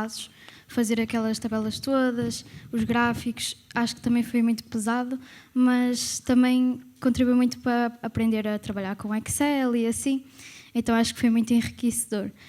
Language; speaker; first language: Portuguese; native; Portuguese